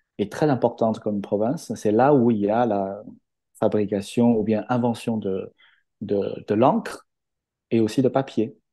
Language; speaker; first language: French; non-native, fluent; Chinese